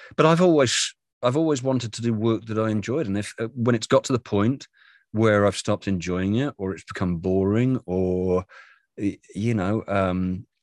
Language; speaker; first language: English; native; English